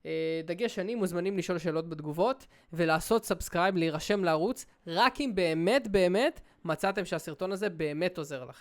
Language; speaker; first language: Hebrew; native; Hebrew